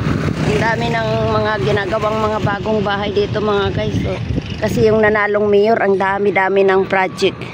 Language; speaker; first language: Filipino; native; Filipino